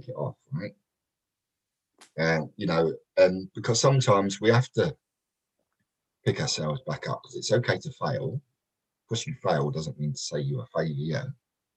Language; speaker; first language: English; native; English